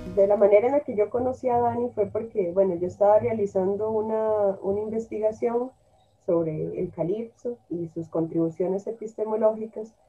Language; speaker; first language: Spanish; native; Spanish